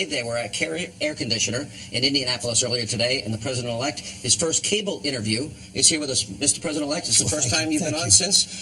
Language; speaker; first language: English; native; English